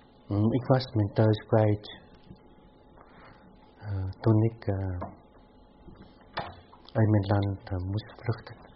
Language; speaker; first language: Dutch; non-native, fluent; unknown